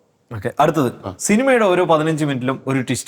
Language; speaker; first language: Malayalam; native; Malayalam